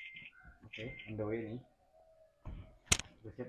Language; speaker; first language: Indonesian; native; Indonesian